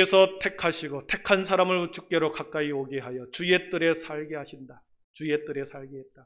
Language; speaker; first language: Korean; native; Korean